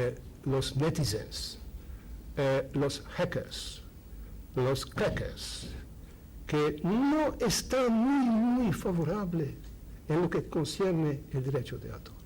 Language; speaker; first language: Spanish; non-native, fluent; Hungarian